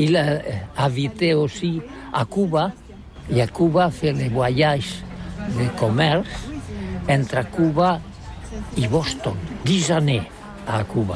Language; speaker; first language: French; non-native, learner; Catalan